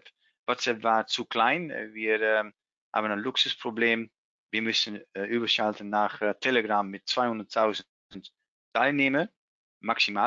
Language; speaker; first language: German; non-native, learner; Dutch